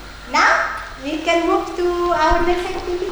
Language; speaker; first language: English; non-native, learner; Indonesian